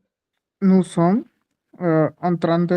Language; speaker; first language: French; non-native, learner; Hindi